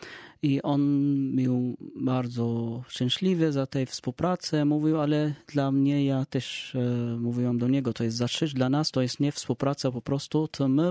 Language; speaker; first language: Polish; non-native, learner; Arabic